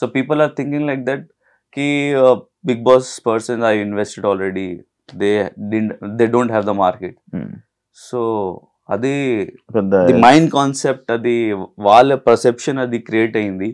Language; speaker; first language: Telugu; non-native, local second language; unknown